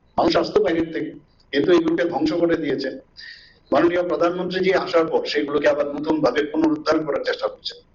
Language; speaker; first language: Bangla; native; Bangla